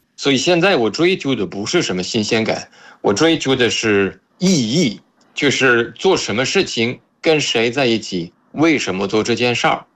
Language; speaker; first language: Chinese; non-native, fluent; French